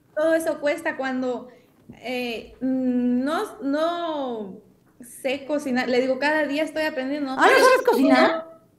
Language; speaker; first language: Spanish; native; Spanish